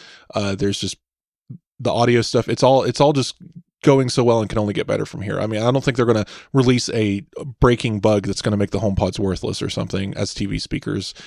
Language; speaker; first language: English; native; English